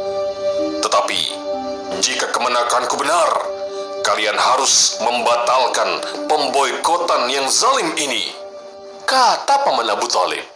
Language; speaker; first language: Indonesian; native; Indonesian